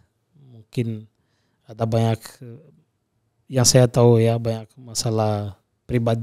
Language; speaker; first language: Indonesian; non-native, fluent; Portuguese